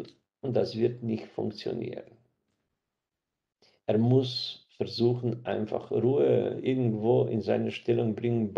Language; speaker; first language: German; non-native, fluent; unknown